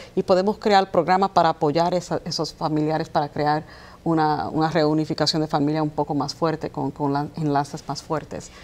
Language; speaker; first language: Spanish; early bilingual, heritage; Spanish